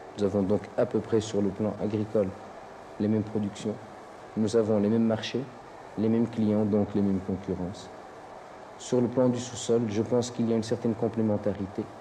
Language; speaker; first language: French; non-native, local second language; Arabic